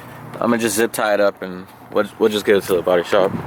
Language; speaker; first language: English; native; English